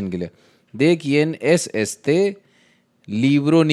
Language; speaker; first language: Spanish; non-native, learner; Hindi